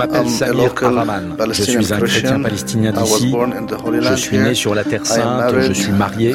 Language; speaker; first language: French; non-native, fluent; Arabic